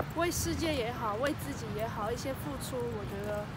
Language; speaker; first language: Chinese; early bilingual, other home language; Spanish